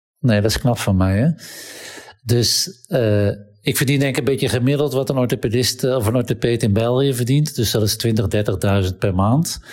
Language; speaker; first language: Dutch; native; Dutch